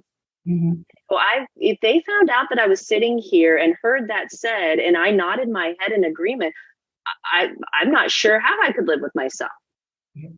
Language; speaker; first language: English; native; English